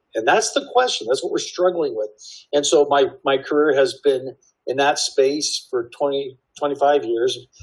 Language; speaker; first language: English; native; English